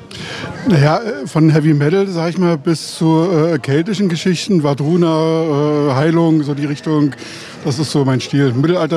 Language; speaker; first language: German; native; German